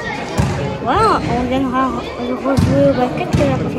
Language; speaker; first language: French; native; French